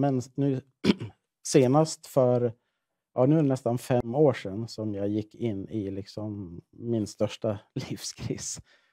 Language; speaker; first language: Swedish; native; Swedish